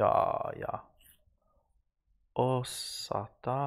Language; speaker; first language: Finnish; non-native, learner; English